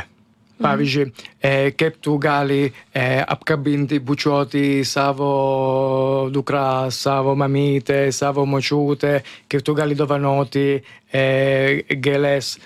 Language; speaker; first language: Lithuanian; non-native, learner; Italian